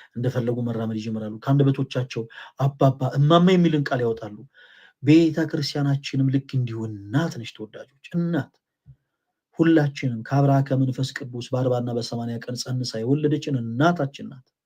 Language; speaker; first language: Amharic; native; Amharic